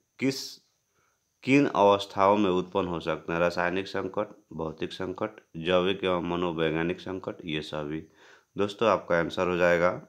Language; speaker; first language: Hindi; native; Hindi